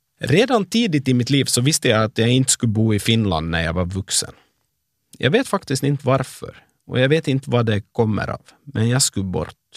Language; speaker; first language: Swedish; native; Swedish